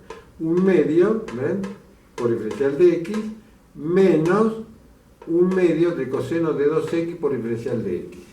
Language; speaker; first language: Spanish; native; Spanish